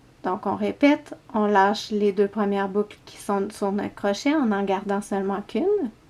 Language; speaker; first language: French; native; French